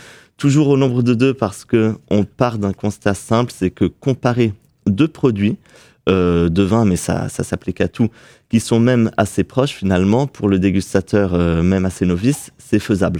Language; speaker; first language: French; native; French